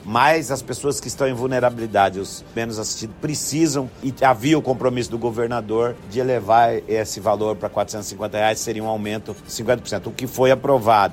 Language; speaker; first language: Portuguese; native; Portuguese